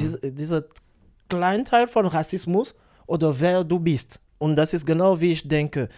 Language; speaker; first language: German; non-native, learner; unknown